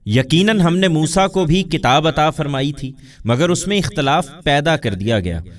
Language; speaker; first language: Urdu; native; Urdu